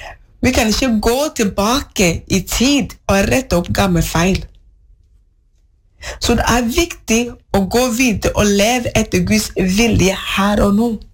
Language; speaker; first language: Norwegian; non-native, learner; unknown